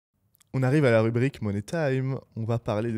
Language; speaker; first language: French; native; French